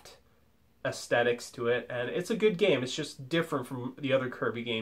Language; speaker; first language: English; native; English